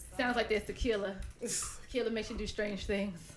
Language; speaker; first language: English; early bilingual, other home language; Spanish